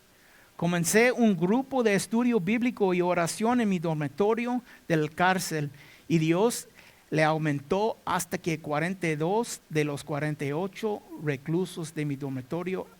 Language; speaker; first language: Spanish; non-native, learner; English